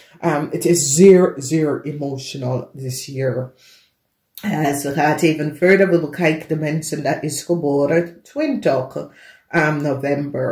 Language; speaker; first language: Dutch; non-native, learner; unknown